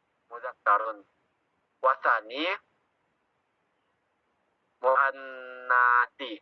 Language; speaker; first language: Arabic; non-native, learner; Indonesian